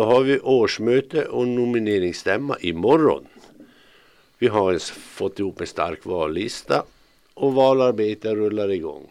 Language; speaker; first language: Swedish; native; Swedish